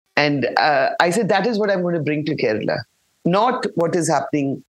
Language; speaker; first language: English; non-native, local second language; Malayalam